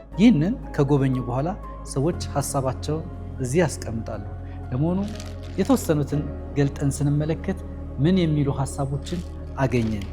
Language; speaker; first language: Amharic; native; Amharic